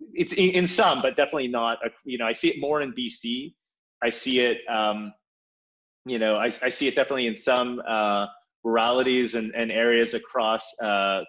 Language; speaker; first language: English; early bilingual, other home language; Polish